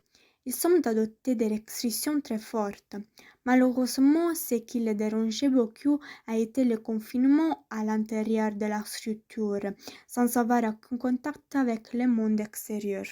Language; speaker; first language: French; non-native, learner; Italian